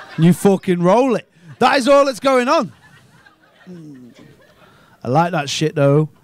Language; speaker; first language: English; native; English